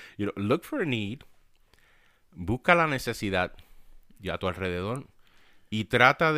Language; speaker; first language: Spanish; early bilingual, heritage; Spanish